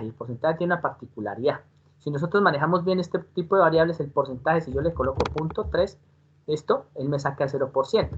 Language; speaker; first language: Spanish; native; Spanish